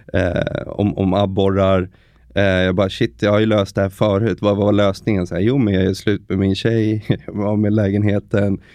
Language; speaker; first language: Swedish; native; Swedish